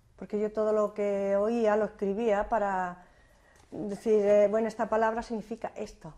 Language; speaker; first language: Spanish; native; Spanish